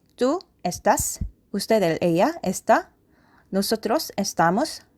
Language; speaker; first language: Spanish; non-native, learner; Korean